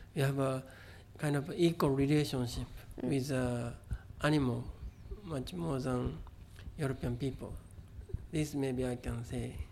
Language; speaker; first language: English; non-native, fluent; Japanese